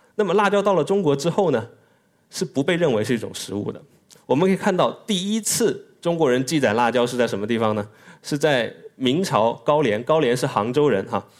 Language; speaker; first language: Chinese; native; Chinese